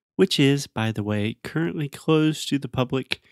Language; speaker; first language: English; native; English